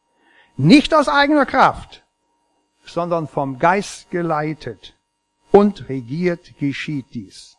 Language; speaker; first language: German; native; German